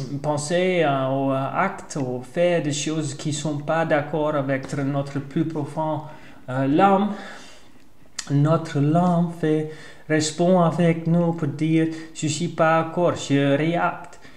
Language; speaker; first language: French; non-native, learner; Dutch